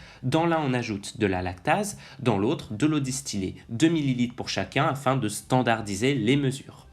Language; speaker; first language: French; native; French